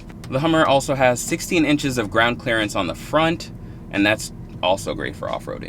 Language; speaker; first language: English; native; English